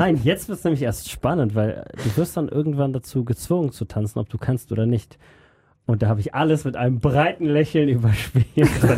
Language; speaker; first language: German; native; German